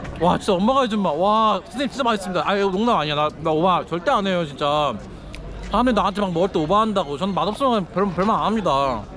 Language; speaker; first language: Korean; native; Korean